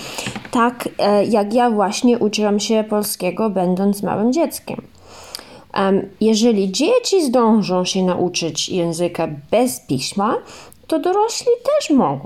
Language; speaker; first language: Polish; early bilingual, heritage; Ukrainian